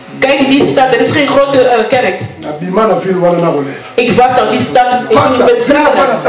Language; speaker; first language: Dutch; non-native, learner; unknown